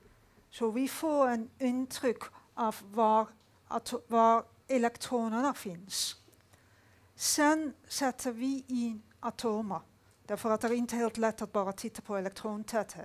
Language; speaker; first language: Swedish; non-native, fluent; Dutch